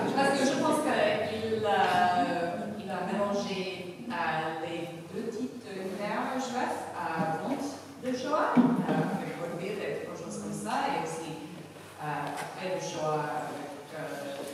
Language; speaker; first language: French; non-native, fluent; English